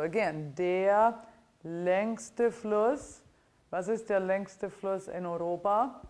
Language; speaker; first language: German; non-native, fluent; Italian